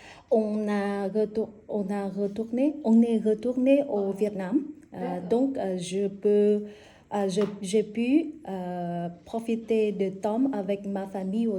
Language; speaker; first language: French; non-native, learner; Vietnamese